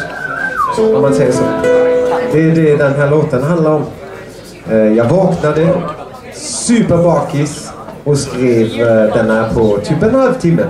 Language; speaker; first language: Swedish; non-native, fluent; German